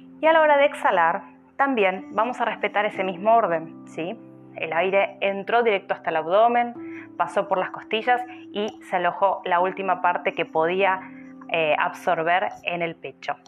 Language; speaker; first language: Spanish; native; Spanish